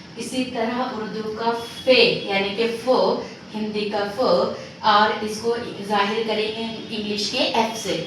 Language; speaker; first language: Hindi; native; Hindi